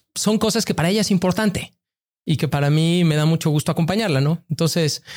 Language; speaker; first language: Spanish; native; Spanish